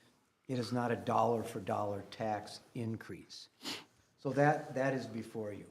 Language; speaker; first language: English; native; English